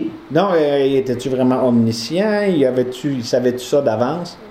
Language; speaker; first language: French; native; French